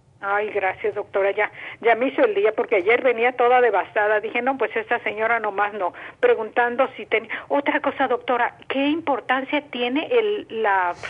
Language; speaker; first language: Spanish; native; Spanish